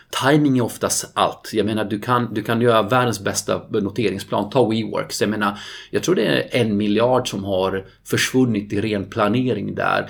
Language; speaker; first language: Swedish; non-native, fluent; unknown